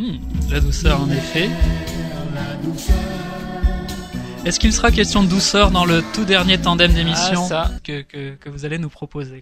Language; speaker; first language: French; native; French